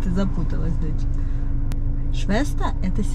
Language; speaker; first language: Russian; native; Russian